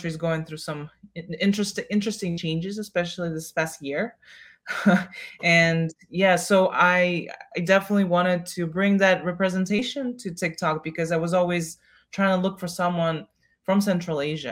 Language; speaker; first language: English; non-native, fluent; Russian